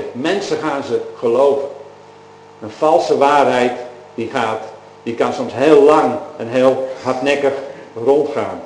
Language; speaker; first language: Dutch; native; Dutch